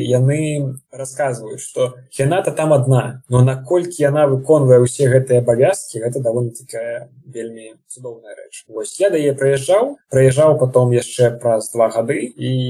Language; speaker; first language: Belarusian; non-native, local second language; Russian